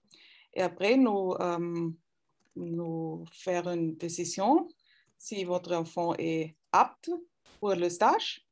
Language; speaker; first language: French; non-native, fluent; German